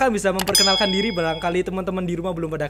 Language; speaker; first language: Indonesian; native; Indonesian